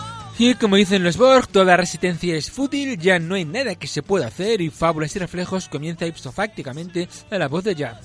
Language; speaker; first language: Spanish; native; Spanish